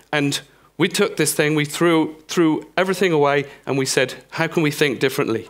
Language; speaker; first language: English; native; English